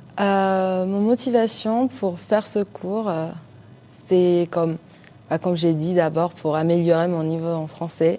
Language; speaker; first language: French; non-native, fluent; Persian